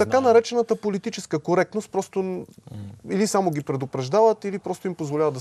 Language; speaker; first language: Bulgarian; native; Bulgarian